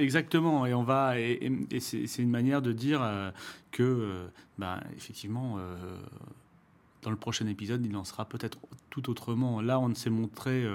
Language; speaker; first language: French; native; French